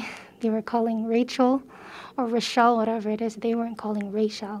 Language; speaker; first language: English; early bilingual, other home language; Filipino